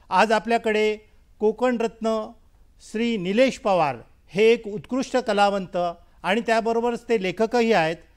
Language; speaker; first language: Marathi; native; Marathi